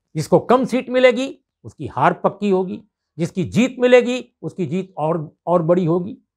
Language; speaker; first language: Hindi; native; Hindi